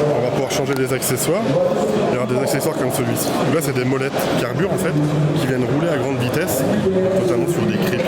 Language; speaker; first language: French; native; French